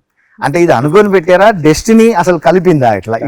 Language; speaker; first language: Telugu; native; Telugu